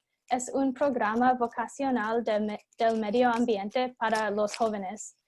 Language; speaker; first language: Spanish; non-native, fluent; English